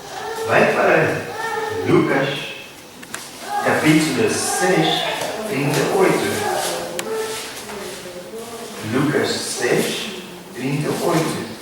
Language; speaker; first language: Portuguese; non-native, learner; English